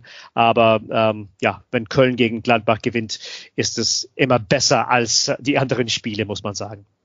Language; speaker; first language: German; non-native, fluent; English